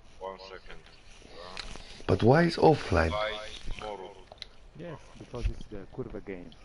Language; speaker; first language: English; non-native, learner; Polish